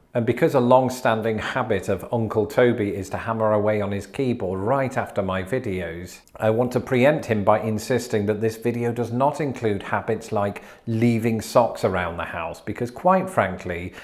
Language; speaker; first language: English; native; English